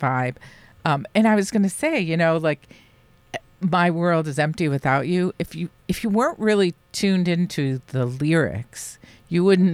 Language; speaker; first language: English; native; English